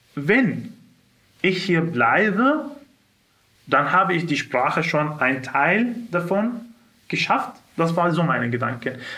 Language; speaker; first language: German; non-native, fluent; Arabic